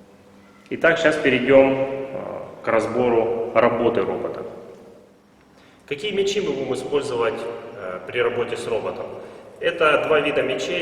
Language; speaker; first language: Russian; native; Russian